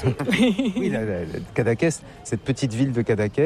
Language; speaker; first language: French; native; French